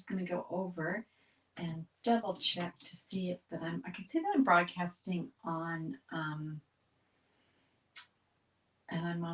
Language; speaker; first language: English; native; English